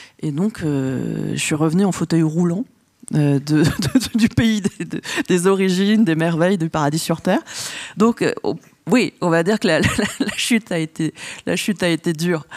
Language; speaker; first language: French; early bilingual, other home language; Vietnamese